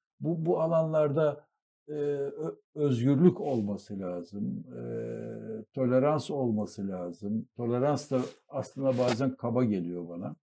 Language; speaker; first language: Turkish; native; Turkish